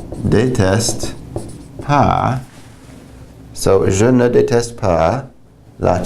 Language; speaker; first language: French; non-native, fluent; English